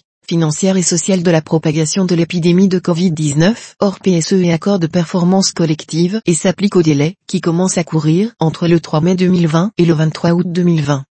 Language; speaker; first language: French; native; French